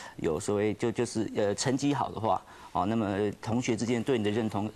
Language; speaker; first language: Chinese; native; Chinese